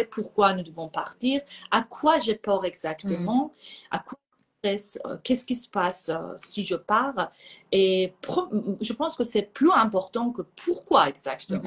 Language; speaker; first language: French; non-native, fluent; Persian